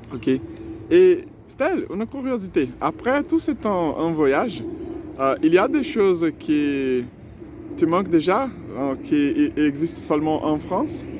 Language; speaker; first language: French; non-native, fluent; Portuguese